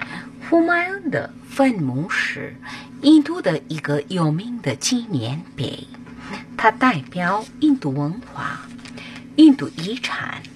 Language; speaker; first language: Chinese; non-native, fluent; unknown